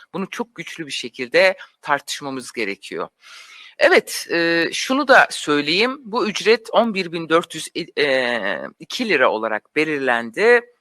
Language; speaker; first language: Turkish; non-native, local second language; Kurdish